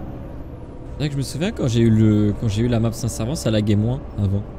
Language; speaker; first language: French; native; French